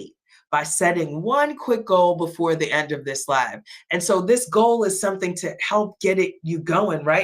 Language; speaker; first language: English; native; English